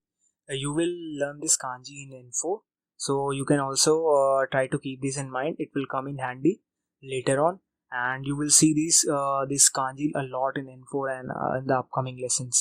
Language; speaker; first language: English; non-native, local second language; Hindi